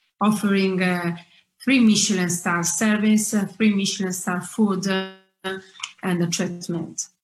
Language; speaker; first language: English; non-native, fluent; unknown